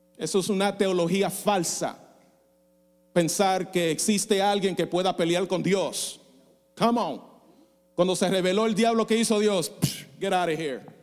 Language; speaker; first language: Spanish; non-native, fluent; English